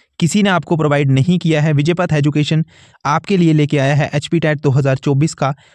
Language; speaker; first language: Hindi; native; Hindi